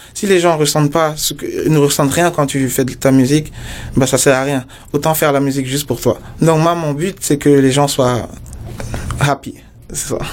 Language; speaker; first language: French; non-native, local second language; Mossi